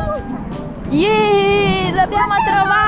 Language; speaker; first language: Italian; non-native, learner; Russian